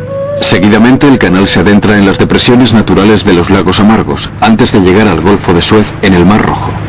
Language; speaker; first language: Spanish; native; Spanish